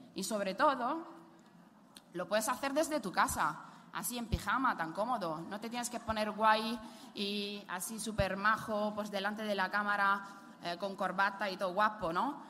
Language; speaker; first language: Spanish; non-native, fluent; Italian